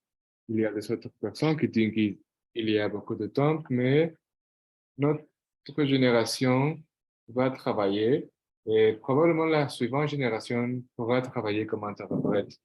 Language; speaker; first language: French; non-native, fluent; Portuguese